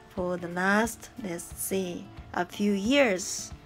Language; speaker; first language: English; non-native, fluent; Japanese